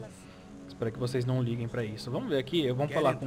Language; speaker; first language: Portuguese; native; Portuguese